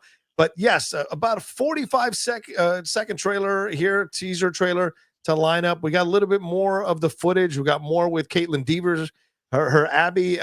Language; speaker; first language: English; native; English